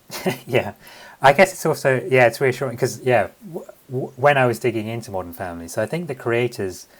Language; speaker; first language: English; native; English